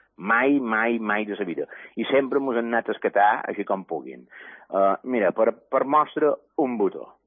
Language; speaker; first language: Catalan; native; Catalan